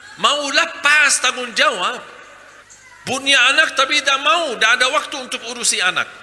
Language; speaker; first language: Malay; non-native, fluent; Arabic